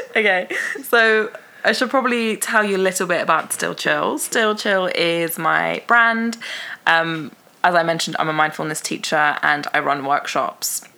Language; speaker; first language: English; early bilingual, other home language; Persian